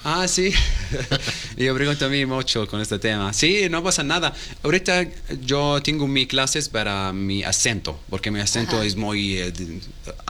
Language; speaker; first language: Spanish; non-native, learner; Arabic